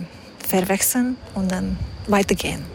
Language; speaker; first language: German; non-native, fluent; Hungarian